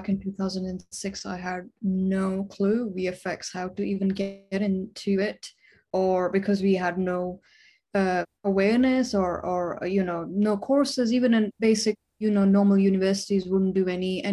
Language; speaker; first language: English; non-native, local second language; Urdu